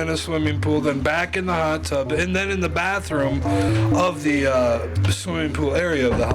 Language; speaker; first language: English; native; English